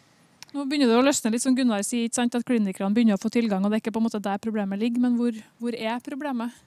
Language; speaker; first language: Norwegian; native; Norwegian